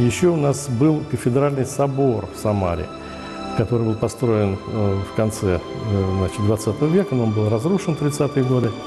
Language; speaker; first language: Russian; native; Russian